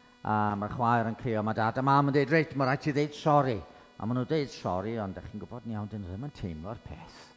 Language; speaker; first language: Welsh; native; Welsh